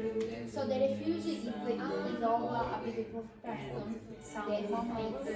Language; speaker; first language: English; non-native, learner; Italian